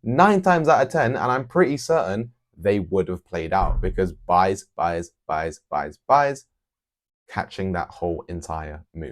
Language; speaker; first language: English; native; English